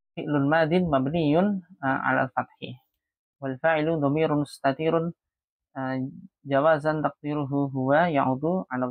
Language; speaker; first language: Arabic; non-native, fluent; Indonesian